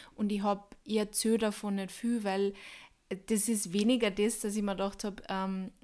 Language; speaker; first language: German; native; German